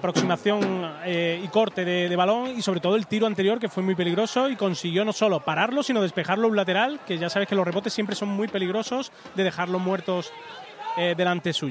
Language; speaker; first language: Spanish; native; Spanish